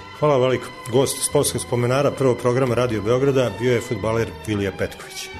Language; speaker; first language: Serbian; native; Serbian